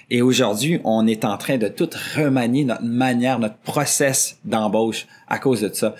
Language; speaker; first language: French; native; French